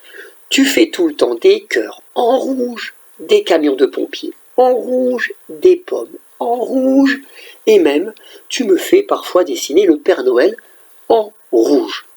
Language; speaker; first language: French; native; French